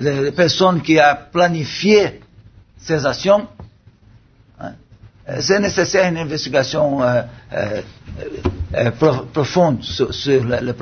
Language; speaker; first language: French; non-native, learner; Portuguese